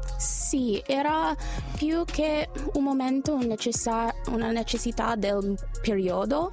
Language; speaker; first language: Italian; non-native, fluent; English